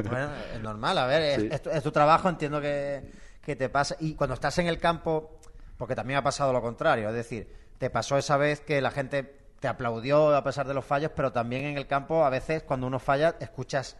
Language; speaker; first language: Spanish; native; Spanish